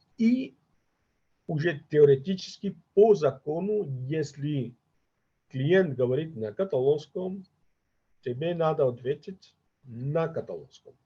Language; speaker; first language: Russian; non-native, fluent; Catalan